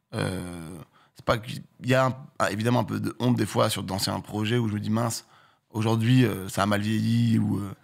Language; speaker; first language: French; native; French